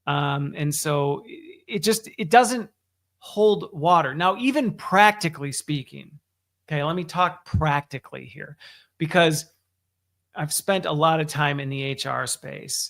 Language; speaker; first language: English; native; English